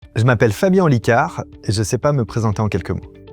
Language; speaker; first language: French; native; French